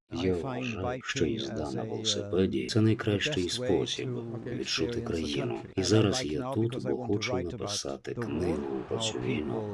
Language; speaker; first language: Ukrainian; non-native, fluent; Swedish